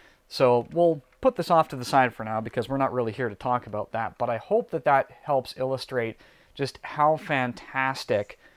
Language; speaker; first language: English; native; English